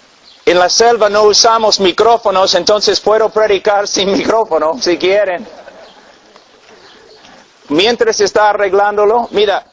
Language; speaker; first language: Spanish; non-native, fluent; English